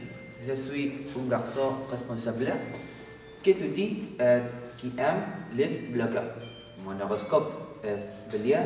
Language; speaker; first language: French; non-native, learner; Spanish